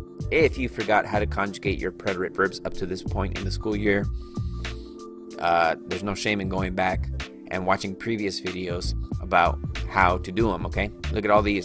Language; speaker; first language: English; native; English